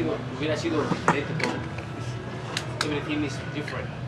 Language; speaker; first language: English; non-native, learner; Spanish